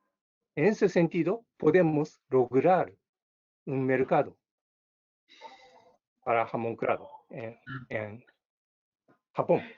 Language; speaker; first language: Spanish; non-native, learner; Japanese